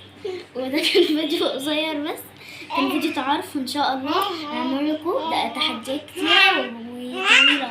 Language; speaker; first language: Arabic; native; Arabic